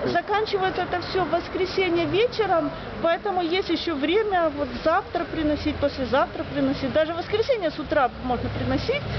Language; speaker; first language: Russian; native; Russian